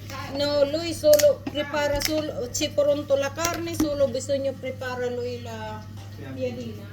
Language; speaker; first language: Italian; non-native, learner; Filipino